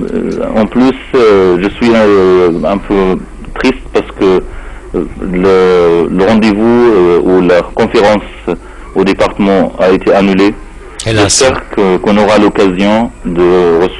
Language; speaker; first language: French; non-native, fluent; Arabic